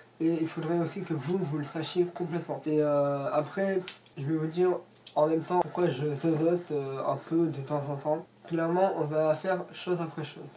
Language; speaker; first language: French; early bilingual, other home language; Russian